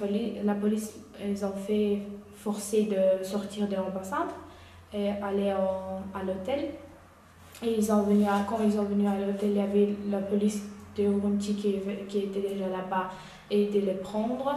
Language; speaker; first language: French; non-native, learner; Uyghur